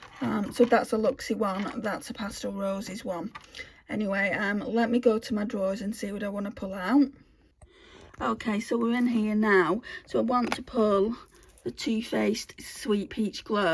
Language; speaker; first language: English; native; English